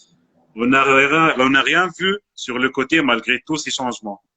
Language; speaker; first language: French; non-native, local second language; Arabic